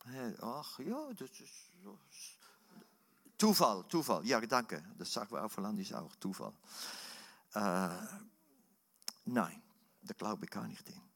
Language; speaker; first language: German; non-native, learner; Dutch